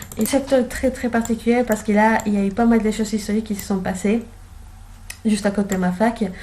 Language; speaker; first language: French; non-native, fluent; Spanish